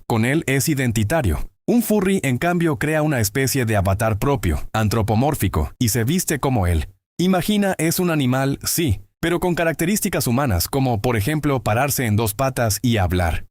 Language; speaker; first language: Spanish; native; Spanish